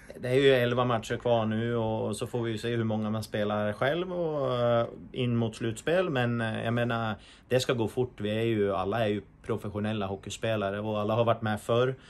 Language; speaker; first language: Swedish; native; Swedish